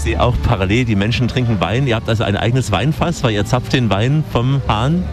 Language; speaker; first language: German; native; German